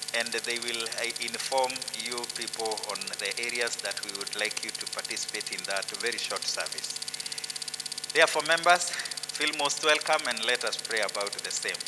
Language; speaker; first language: English; non-native, local second language; Kikuyu